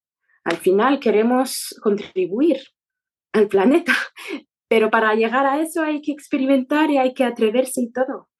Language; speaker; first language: Spanish; non-native, fluent; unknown